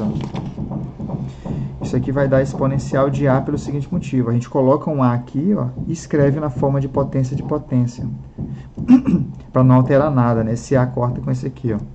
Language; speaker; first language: Portuguese; native; Portuguese